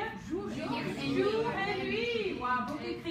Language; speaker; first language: French; non-native, fluent; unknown